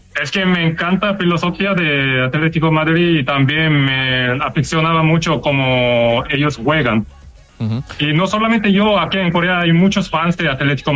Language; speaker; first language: Spanish; non-native, learner; Korean